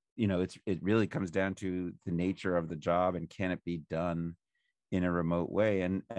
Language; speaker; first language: English; native; English